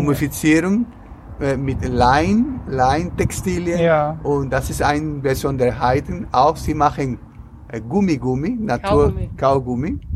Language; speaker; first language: German; non-native, learner; Spanish